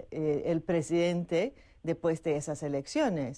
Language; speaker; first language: Spanish; non-native, fluent; English